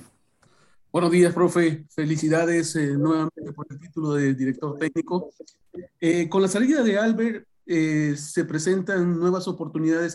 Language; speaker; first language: Spanish; native; Spanish